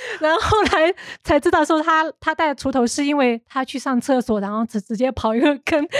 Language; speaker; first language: Chinese; native; Chinese